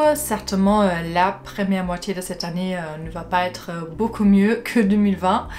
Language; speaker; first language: French; non-native, fluent; German